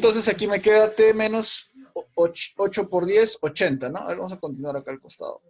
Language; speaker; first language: Spanish; native; Spanish